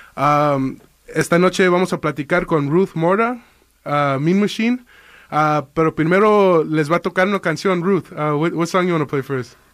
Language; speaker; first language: English; native; English